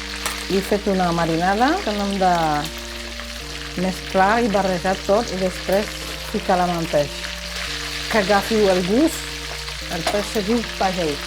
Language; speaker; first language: Catalan; non-native, local second language; Fula